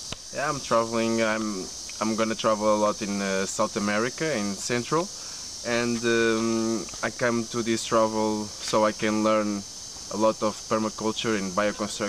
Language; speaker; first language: English; non-native, learner; Portuguese